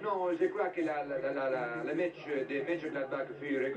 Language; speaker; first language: French; non-native, fluent; Italian